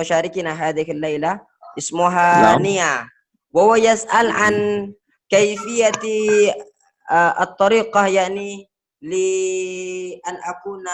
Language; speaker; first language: Arabic; non-native, fluent; Indonesian